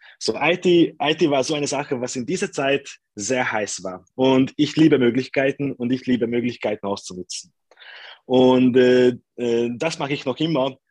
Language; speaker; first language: German; non-native, fluent; Hungarian